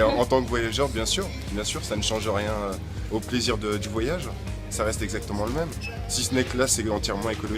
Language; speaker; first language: French; native; French